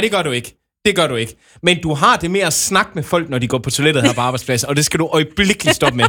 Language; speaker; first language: Danish; native; Danish